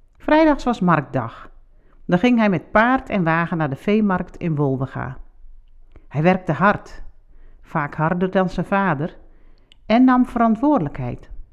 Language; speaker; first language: Dutch; non-native, local second language; Western Frisian